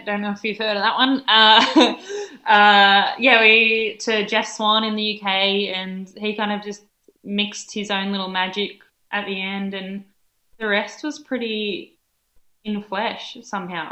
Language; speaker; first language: English; native; English